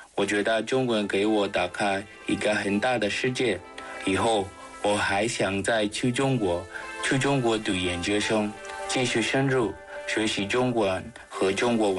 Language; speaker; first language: Chinese; non-native, learner; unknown